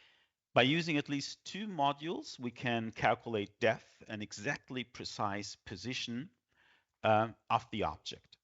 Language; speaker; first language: English; non-native, fluent; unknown